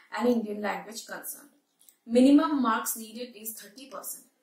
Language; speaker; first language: English; non-native, local second language; Assamese